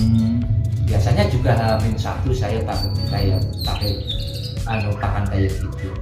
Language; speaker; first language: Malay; non-native, local second language; Javanese